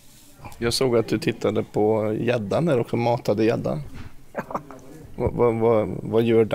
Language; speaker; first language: Swedish; native; Swedish